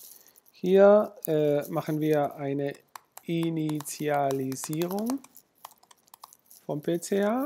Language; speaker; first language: German; non-native, fluent; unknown